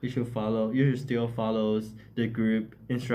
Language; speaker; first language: English; non-native, learner; Chinese